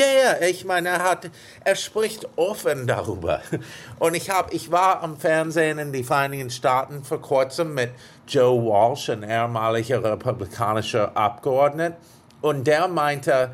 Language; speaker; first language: German; non-native, fluent; English